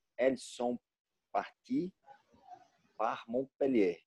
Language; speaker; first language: French; non-native, learner; Portuguese